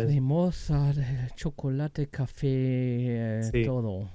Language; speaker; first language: Spanish; non-native, learner; German